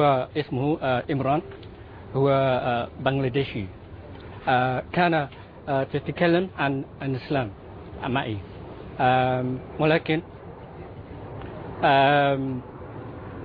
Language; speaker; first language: Arabic; non-native, learner; Filipino